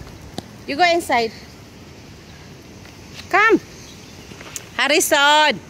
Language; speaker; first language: English; non-native, local second language; Cebuano